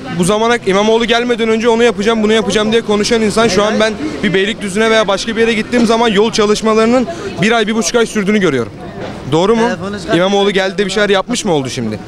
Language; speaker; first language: Turkish; native; Turkish